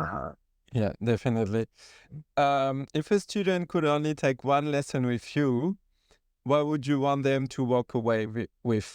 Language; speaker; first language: English; non-native, fluent; French